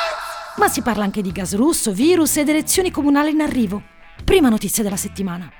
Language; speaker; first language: Italian; native; Italian